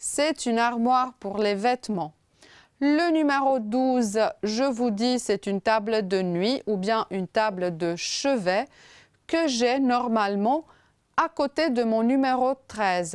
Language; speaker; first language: French; non-native, fluent; Romanian